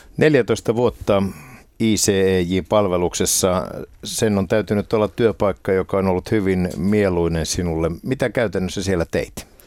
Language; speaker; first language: Finnish; native; Finnish